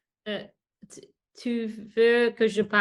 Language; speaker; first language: French; non-native, learner; English